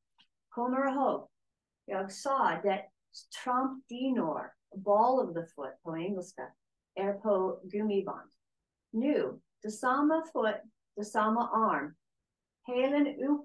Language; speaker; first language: Swedish; non-native, learner; English